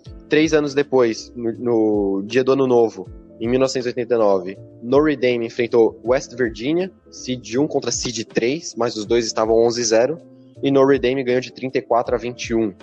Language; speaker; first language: Portuguese; native; Portuguese